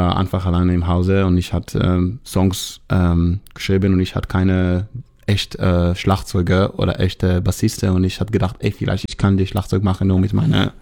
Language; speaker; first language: German; non-native, learner; Hebrew